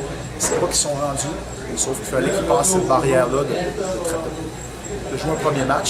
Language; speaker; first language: French; native; French